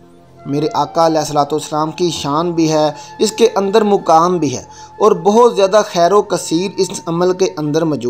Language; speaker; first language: Urdu; native; Urdu